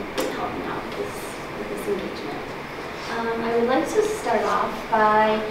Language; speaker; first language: English; native; English